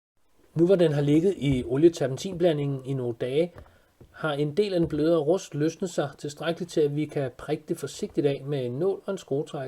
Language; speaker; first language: Danish; native; Danish